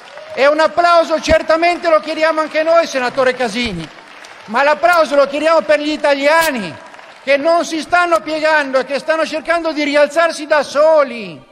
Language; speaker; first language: Italian; native; Italian